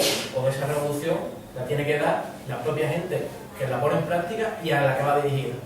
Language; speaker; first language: Spanish; native; Spanish